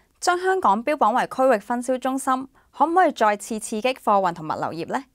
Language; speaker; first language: Cantonese; native; Cantonese